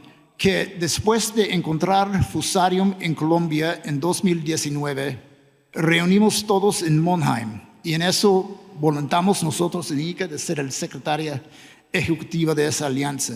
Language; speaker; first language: Spanish; non-native, fluent; English